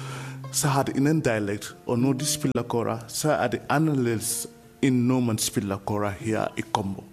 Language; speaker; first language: Danish; non-native, fluent; Mandingo